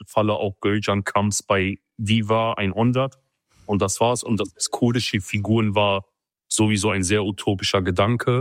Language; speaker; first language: German; early bilingual, other home language; Kurdish